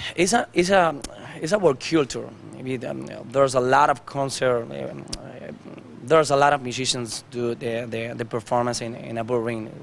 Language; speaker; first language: English; non-native, learner; Spanish